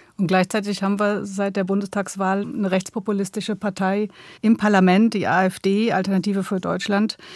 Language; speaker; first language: German; native; German